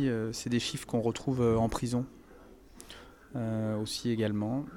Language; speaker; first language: French; native; French